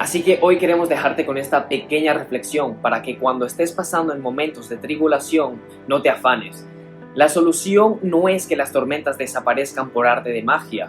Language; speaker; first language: Spanish; native; Spanish